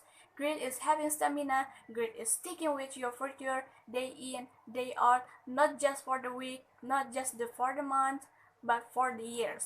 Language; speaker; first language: English; non-native, learner; Indonesian